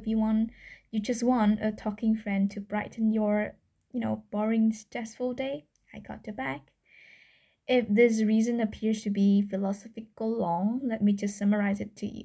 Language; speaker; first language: English; non-native, fluent; Vietnamese